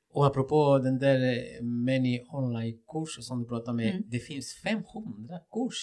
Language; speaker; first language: Swedish; non-native, fluent; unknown